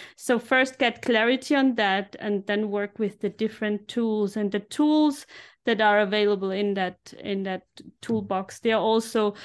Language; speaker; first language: English; non-native, fluent; German